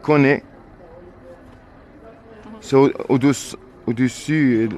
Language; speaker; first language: French; non-native, learner; Arabic